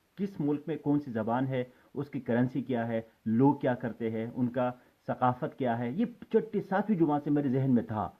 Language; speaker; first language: Urdu; non-native, local second language; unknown